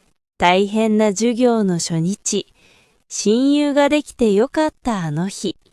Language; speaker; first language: Japanese; non-native, fluent; Korean